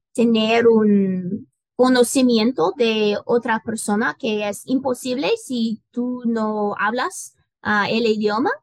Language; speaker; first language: Spanish; non-native, learner; English